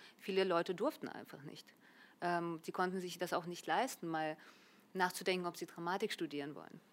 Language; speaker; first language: German; early bilingual, other home language; Russian